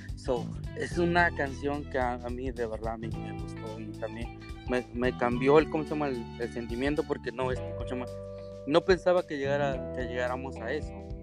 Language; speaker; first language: Spanish; native; Spanish